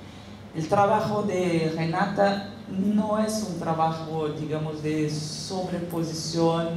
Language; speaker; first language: Spanish; non-native, fluent; Portuguese